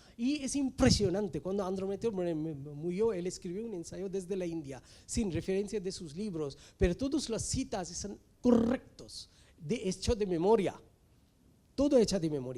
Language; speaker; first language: Spanish; non-native, fluent; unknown